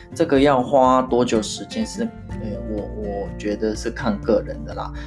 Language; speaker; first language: Chinese; non-native, fluent; Japanese